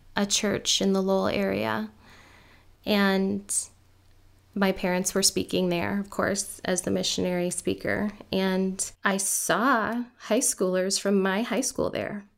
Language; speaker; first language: English; non-native, local second language; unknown